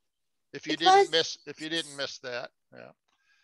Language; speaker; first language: English; native; English